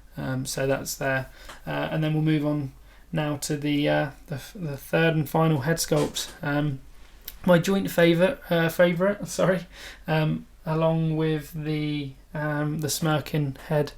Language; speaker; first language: English; native; English